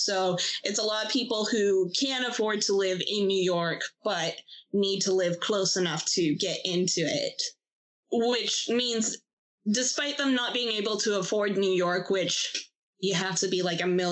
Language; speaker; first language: English; native; English